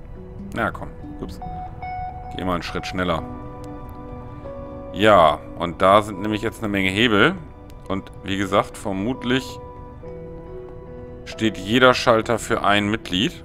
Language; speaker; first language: German; native; German